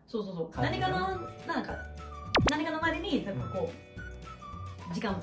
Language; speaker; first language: Japanese; non-native, fluent; English